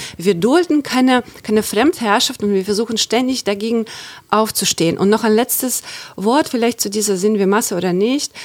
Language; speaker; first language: German; non-native, fluent; Ukrainian